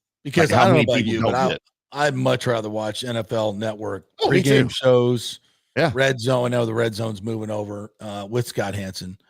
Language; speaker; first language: English; native; English